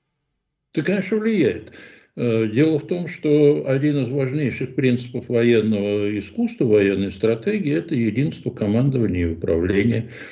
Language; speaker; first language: Russian; native; Russian